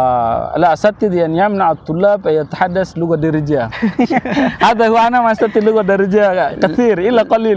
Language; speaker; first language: Arabic; non-native, learner; Indonesian